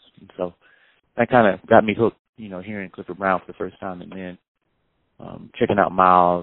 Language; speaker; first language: English; native; English